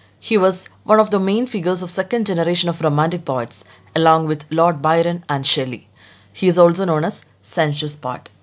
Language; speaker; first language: English; non-native, local second language; Malayalam